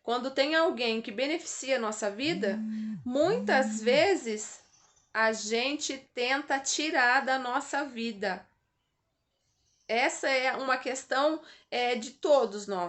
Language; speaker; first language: Portuguese; native; Portuguese